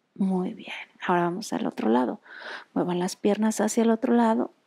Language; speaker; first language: Spanish; native; Spanish